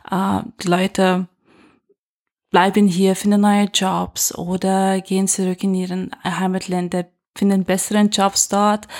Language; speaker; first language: German; non-native, fluent; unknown